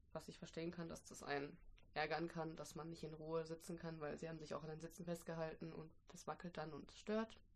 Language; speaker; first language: German; early bilingual, other home language; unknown